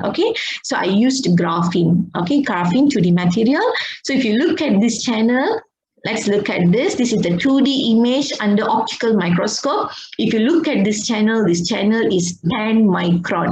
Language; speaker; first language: English; non-native, fluent; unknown